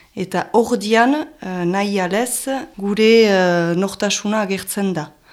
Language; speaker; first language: Basque; native; Basque